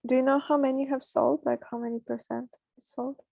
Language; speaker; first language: English; non-native, fluent; Ukrainian